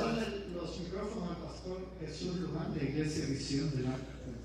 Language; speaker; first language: Spanish; native; Spanish